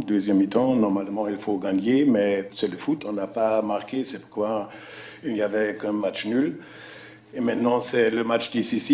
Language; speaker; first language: French; non-native, fluent; German